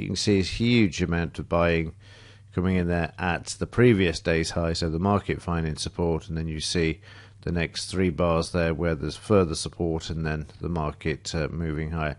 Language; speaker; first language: English; native; English